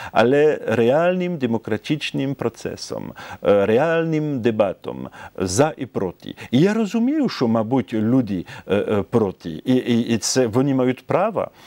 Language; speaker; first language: Ukrainian; non-native, fluent; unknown